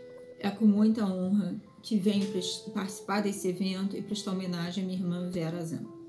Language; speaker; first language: Portuguese; native; Portuguese